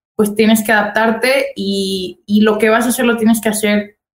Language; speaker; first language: Spanish; native; Spanish